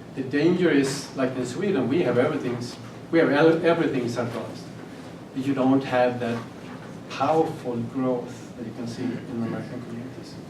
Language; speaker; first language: English; non-native, fluent; Swedish